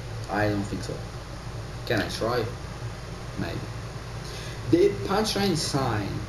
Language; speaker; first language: English; non-native, learner; Italian